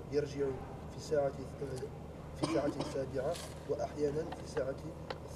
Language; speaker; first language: Arabic; non-native, learner; French